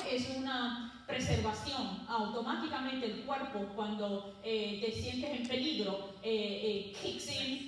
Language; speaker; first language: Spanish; early bilingual, heritage; Spanish